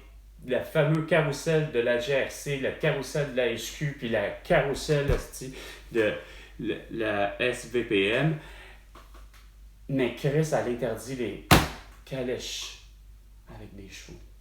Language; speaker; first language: French; native; French